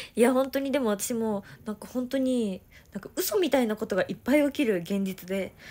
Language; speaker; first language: Japanese; native; Japanese